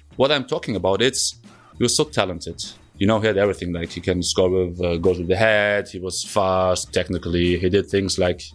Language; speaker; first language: English; non-native, fluent; German